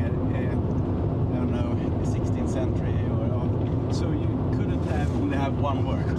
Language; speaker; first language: English; non-native, fluent; Swedish